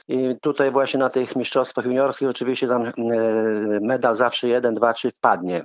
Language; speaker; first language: Polish; native; Polish